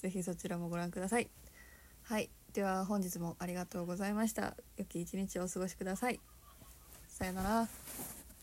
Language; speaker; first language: Japanese; native; Japanese